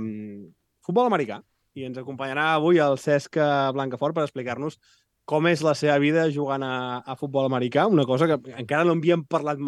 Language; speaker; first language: Catalan; native; Catalan